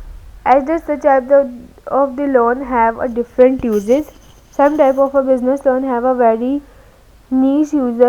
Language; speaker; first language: English; non-native, local second language; Urdu